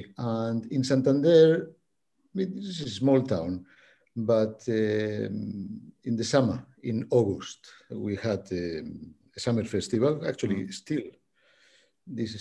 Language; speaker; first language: English; non-native, fluent; Spanish